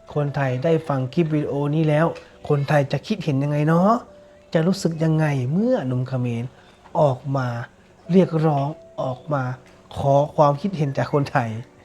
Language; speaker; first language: Thai; native; Thai